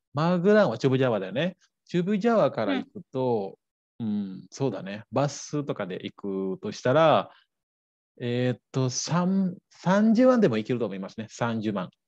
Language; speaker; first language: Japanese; non-native, fluent; Balinese